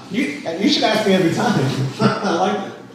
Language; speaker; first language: English; native; English